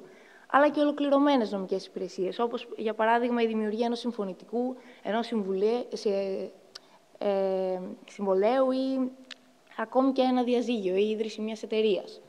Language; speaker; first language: Greek; native; Greek